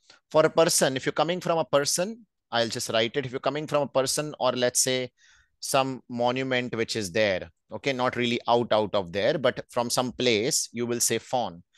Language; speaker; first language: English; non-native, local second language; Hindi